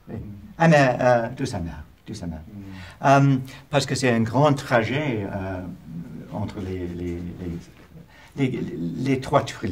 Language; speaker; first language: French; non-native, learner; English